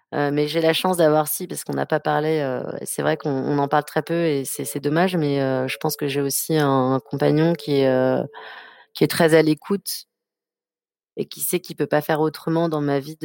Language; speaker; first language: French; native; French